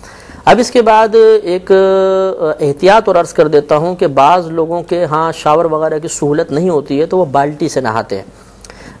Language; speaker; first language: Urdu; native; Urdu